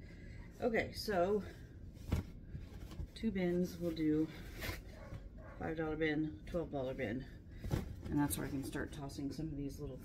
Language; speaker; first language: English; native; English